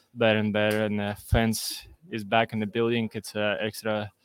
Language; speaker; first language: English; non-native, learner; Russian